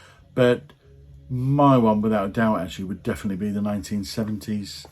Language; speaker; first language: English; native; English